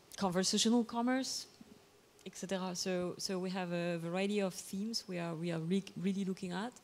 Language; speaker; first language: English; non-native, fluent; Bulgarian